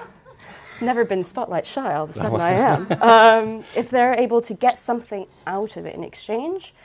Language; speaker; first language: English; native; English